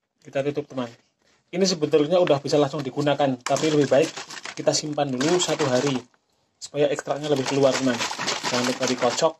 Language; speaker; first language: Indonesian; native; Indonesian